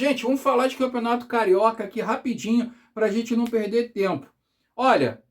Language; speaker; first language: Portuguese; native; Portuguese